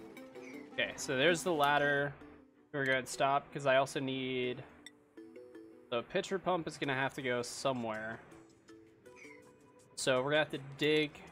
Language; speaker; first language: English; native; English